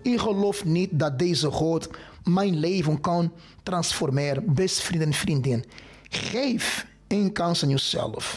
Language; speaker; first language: Dutch; non-native, fluent; Portuguese